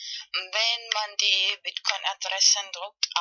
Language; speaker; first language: German; non-native, fluent; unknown